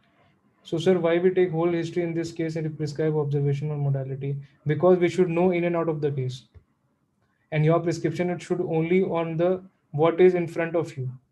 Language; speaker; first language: English; non-native, local second language; Hindi